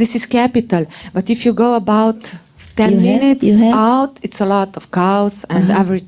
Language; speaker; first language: English; non-native, learner; Slovenian